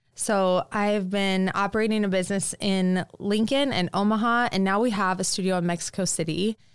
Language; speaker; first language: English; native; English